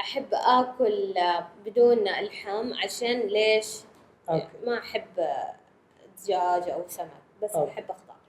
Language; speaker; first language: Arabic; non-native, fluent; Malayalam